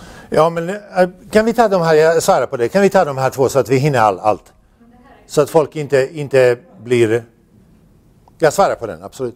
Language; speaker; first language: Swedish; non-native, fluent; Bosnian